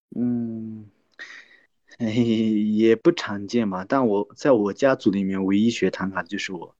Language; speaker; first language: Chinese; non-native, local second language; Tibetan